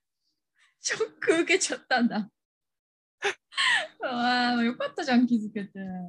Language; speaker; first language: Japanese; native; Japanese